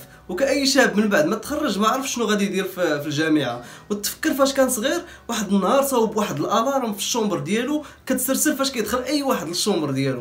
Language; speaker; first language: Arabic; native; Arabic